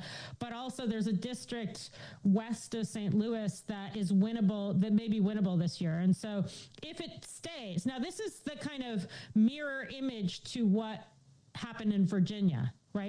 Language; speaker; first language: English; native; English